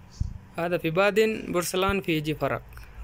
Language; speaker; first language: Arabic; non-native, learner; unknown